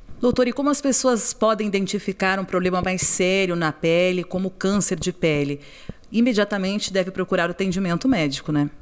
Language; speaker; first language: Portuguese; native; Portuguese